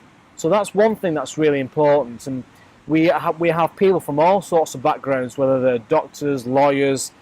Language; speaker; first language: English; native; English